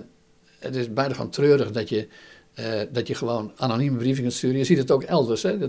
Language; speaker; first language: Dutch; native; Dutch